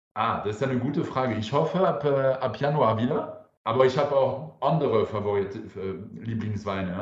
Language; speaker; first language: German; non-native, fluent; French